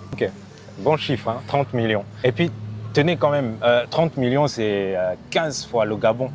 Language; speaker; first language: French; non-native, local second language; Lingala